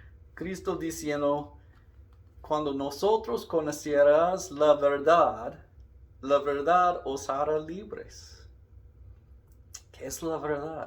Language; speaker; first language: Spanish; non-native, learner; English